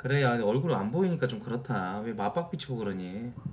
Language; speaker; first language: Korean; native; Korean